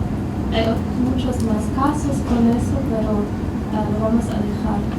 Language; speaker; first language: Spanish; non-native, fluent; German